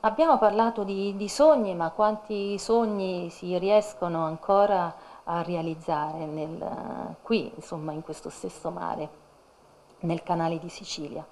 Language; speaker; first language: Italian; native; Italian